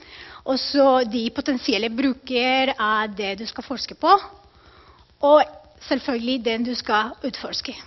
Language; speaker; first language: Norwegian; non-native, fluent; Spanish